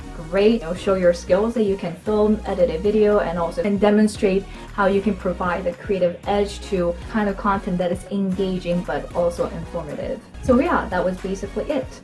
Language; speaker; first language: English; non-native, fluent; Korean